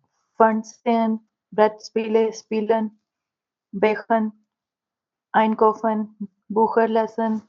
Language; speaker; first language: German; non-native, learner; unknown